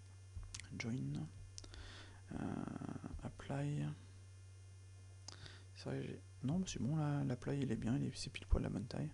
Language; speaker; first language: French; native; French